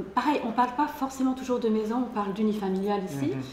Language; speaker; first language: French; native; French